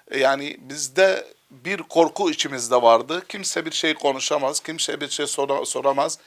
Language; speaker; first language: Turkish; non-native, fluent; Arabic